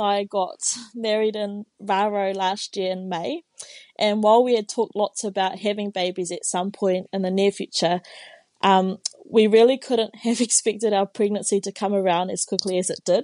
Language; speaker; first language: English; non-native, local second language; Māori